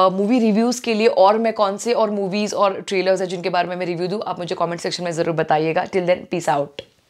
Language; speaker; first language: Hindi; non-native, local second language; Marathi